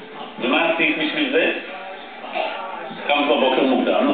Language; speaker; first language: Hebrew; native; Hebrew